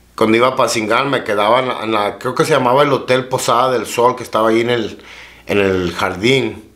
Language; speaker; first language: Spanish; early bilingual, heritage; Spanish